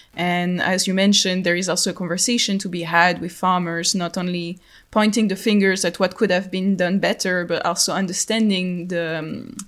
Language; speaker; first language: English; non-native, fluent; French